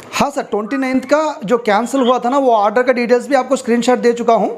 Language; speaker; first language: Hindi; non-native, local second language; Telugu